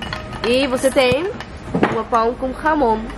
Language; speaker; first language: Portuguese; non-native, learner; Dutch